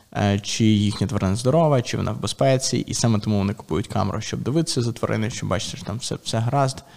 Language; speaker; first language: Ukrainian; native; Ukrainian